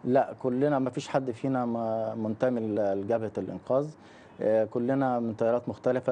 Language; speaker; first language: Arabic; native; Arabic